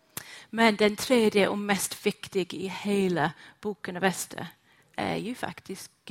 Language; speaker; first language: Swedish; non-native, fluent; English